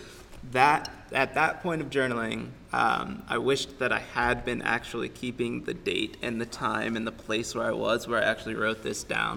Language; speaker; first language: English; native; English